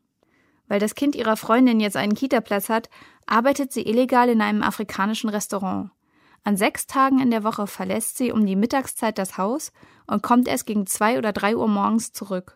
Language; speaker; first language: German; native; German